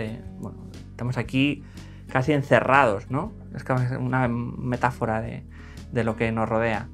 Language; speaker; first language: Spanish; native; Spanish